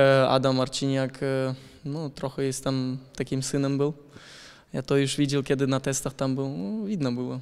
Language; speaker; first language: Polish; non-native, learner; German